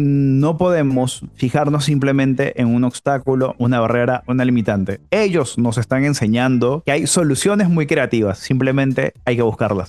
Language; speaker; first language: Spanish; native; Spanish